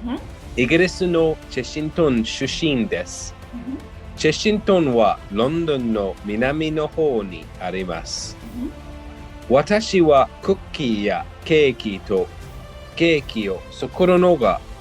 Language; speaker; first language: Japanese; non-native, learner; English